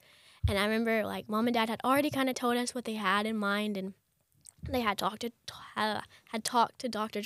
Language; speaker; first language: English; native; English